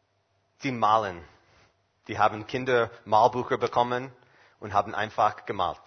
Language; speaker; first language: German; non-native, fluent; English